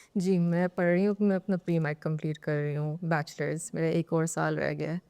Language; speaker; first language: Urdu; native; Urdu